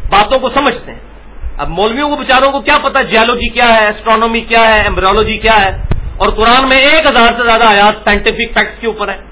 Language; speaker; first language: Urdu; non-native, local second language; Punjabi